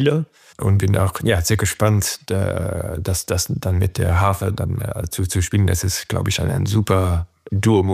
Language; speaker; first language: German; non-native, fluent; French